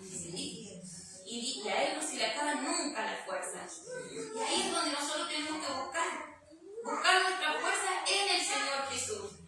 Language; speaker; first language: Spanish; native; Spanish